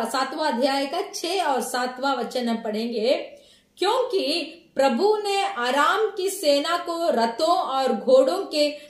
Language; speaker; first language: Hindi; non-native, local second language; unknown